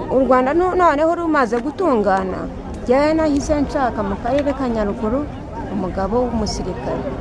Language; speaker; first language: Kinyarwanda; early bilingual, heritage; Kinyarwanda